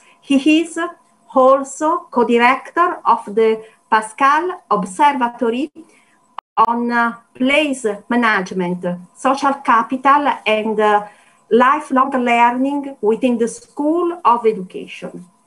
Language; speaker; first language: English; non-native, learner; Italian